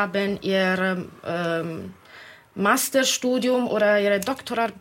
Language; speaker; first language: German; non-native, fluent; Italian